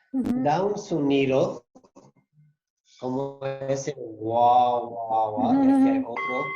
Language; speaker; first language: Spanish; non-native, fluent; English